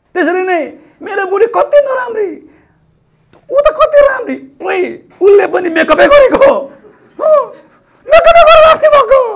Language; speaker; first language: Nepali; non-native, local second language; Eastern Tamang